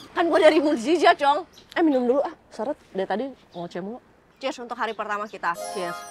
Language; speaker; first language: Indonesian; native; Indonesian